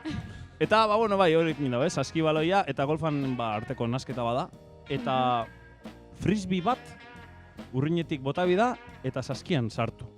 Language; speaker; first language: Basque; native; Basque